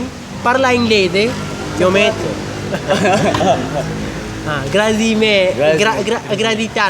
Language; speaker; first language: Italian; non-native, learner; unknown